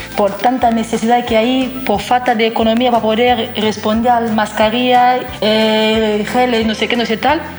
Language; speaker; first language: Spanish; non-native, fluent; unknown